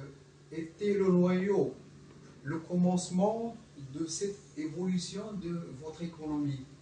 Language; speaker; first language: French; non-native, local second language; Arabic